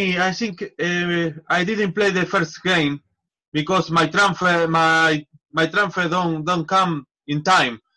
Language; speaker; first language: English; non-native, learner; Spanish